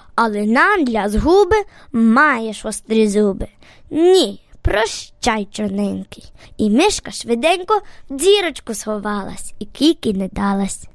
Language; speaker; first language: Ukrainian; native; Ukrainian